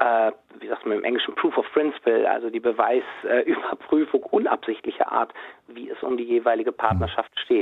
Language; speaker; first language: German; native; German